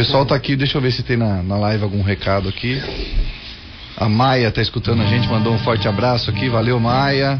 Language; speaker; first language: Portuguese; native; Portuguese